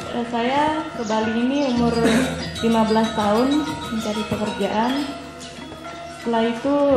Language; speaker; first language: Indonesian; non-native, local second language; Sasak